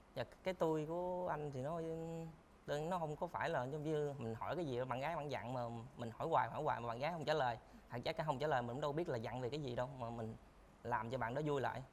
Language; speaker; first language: Vietnamese; native; Vietnamese